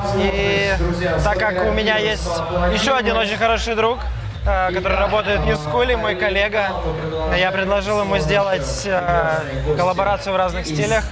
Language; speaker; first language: Russian; native; Russian